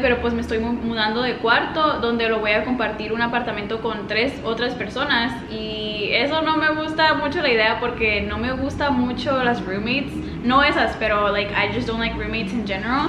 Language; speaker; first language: Spanish; early bilingual, heritage; Spanish